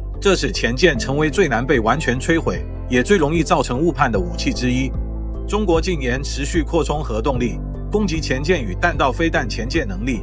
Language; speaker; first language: Chinese; native; Chinese